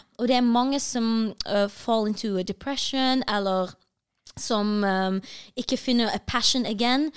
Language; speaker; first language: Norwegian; early bilingual, other home language; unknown